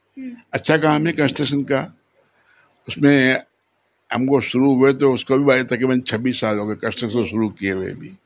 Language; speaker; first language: Urdu; non-native, local second language; Memoni